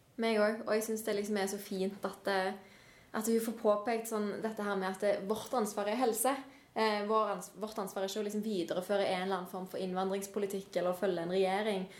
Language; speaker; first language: Norwegian; native; Norwegian